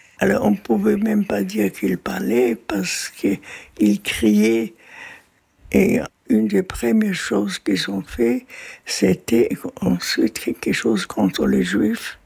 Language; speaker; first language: French; non-native, fluent; German